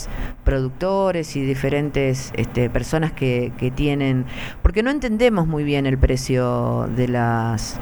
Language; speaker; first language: Spanish; native; Spanish